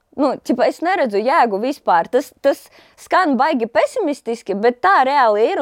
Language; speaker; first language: Latvian; non-native, local second language; Russian